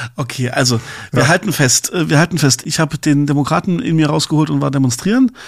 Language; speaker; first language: German; native; German